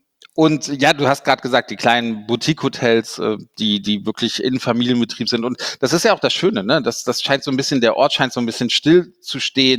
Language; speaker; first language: German; native; German